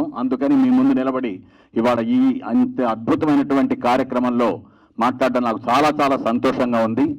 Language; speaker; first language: Telugu; native; Telugu